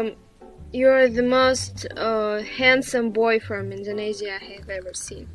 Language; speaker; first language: English; non-native, learner; Russian